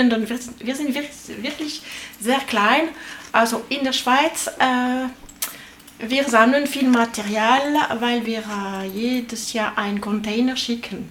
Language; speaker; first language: German; non-native, learner; French